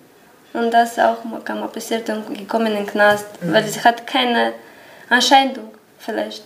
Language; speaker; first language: German; non-native, learner; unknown